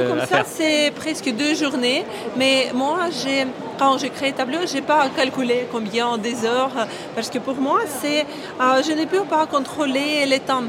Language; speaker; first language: French; non-native, learner; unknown